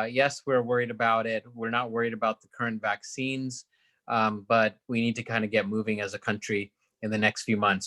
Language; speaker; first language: English; native; English